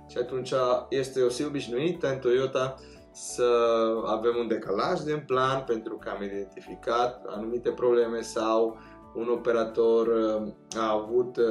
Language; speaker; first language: Romanian; non-native, fluent; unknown